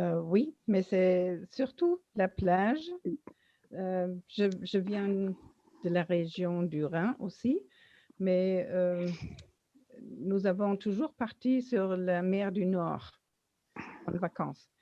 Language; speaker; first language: French; non-native, fluent; German